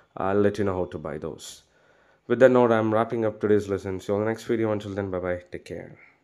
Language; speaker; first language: English; non-native, local second language; Tamil